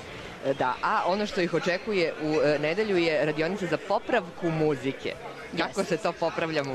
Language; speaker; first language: Serbian; native; Serbian